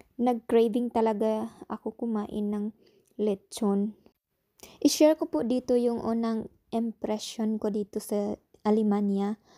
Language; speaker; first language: Filipino; non-native, local second language; Cebuano